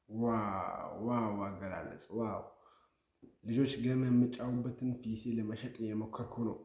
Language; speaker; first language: Amharic; non-native, local second language; Wolaytta